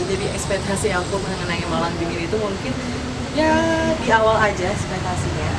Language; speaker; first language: Indonesian; native; Indonesian